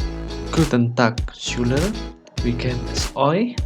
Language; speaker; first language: German; non-native, learner; Indonesian